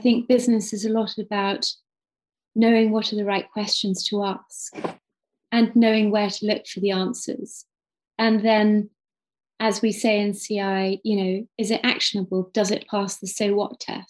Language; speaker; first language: English; native; English